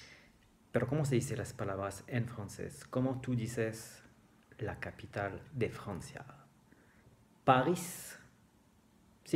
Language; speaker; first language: Spanish; non-native, fluent; French